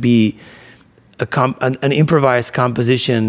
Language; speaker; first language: English; non-native, fluent; Spanish